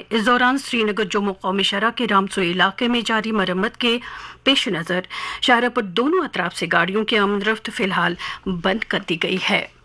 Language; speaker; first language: Urdu; non-native, local second language; Kashmiri